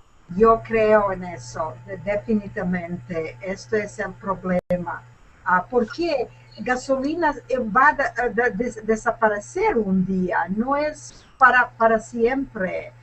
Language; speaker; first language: Spanish; non-native, learner; English